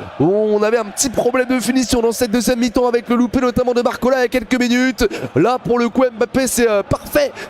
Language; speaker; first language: French; native; French